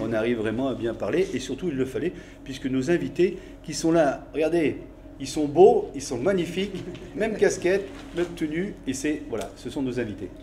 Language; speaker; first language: French; native; French